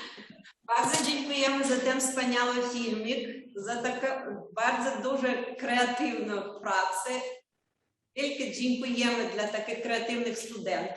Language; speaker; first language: Polish; non-native, learner; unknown